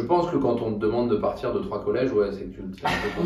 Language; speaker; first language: French; native; French